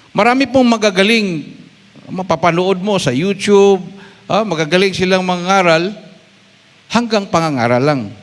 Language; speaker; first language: Filipino; non-native, local second language; Cebuano